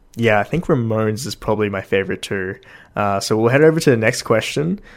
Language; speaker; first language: English; native; English